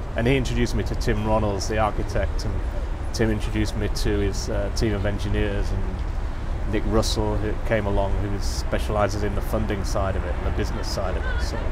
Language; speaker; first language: English; native; English